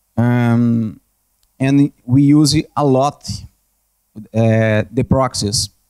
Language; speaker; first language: English; non-native, learner; Portuguese